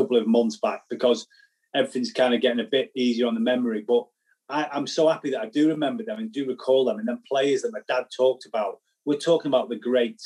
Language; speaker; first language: English; native; English